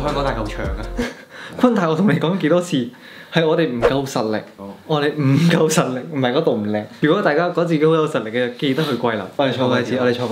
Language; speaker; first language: Chinese; native; Chinese